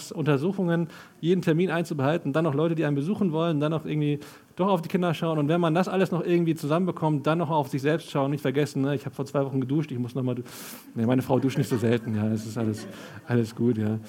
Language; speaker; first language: German; native; German